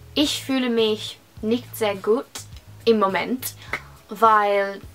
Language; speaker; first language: German; non-native, learner; English